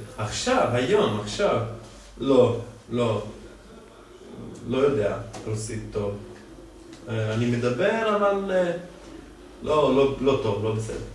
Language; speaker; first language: Hebrew; non-native, fluent; Serbian